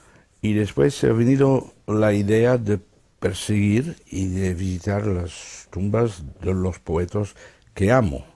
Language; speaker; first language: Spanish; non-native, fluent; Dutch